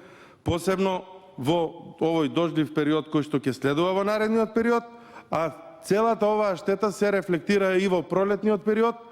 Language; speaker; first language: Macedonian; native; Macedonian